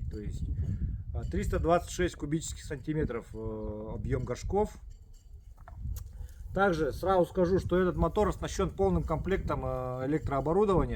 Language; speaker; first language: Russian; native; Russian